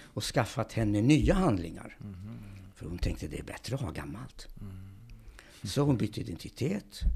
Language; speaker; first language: Swedish; early bilingual, other home language; Hungarian